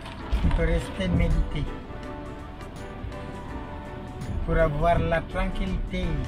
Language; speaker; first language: French; non-native, fluent; Indonesian